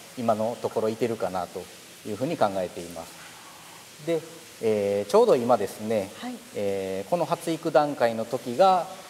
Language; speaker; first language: Japanese; native; Japanese